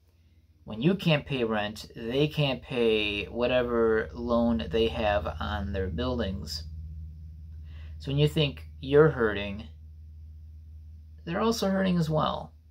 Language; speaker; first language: English; native; English